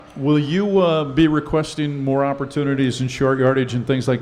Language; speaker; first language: English; native; English